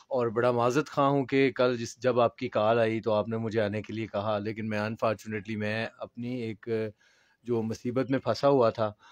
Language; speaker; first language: Urdu; non-native, local second language; Punjabi